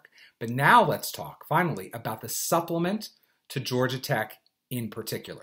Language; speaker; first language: English; native; English